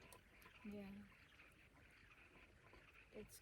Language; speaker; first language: English; non-native, local second language; Filipino